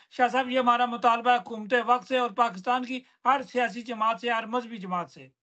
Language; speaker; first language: Urdu; non-native, local second language; Punjabi